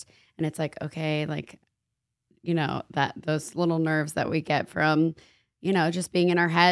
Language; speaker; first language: English; native; English